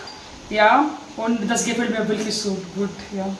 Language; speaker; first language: German; non-native, fluent; Hindi